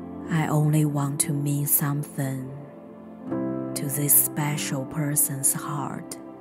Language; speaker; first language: English; non-native, fluent; Chinese